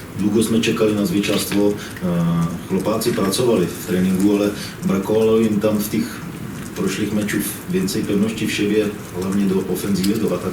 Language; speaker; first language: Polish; non-native, learner; Czech